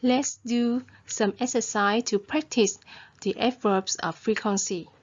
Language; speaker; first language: English; non-native, fluent; Vietnamese